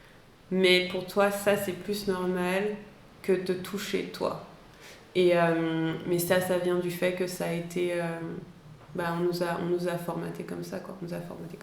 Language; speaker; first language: French; native; French